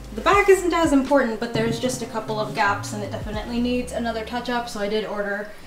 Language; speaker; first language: English; native; English